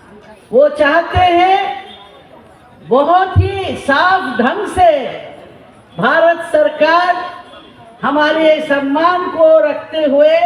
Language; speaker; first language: Hindi; non-native, local second language; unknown